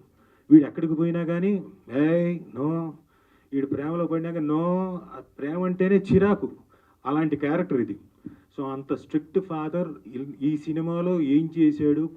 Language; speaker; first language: Telugu; native; Telugu